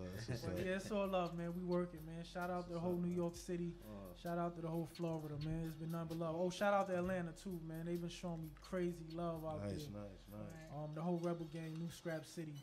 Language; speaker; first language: English; native; English